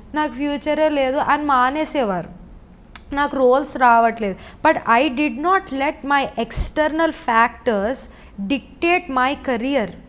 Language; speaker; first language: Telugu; native; Telugu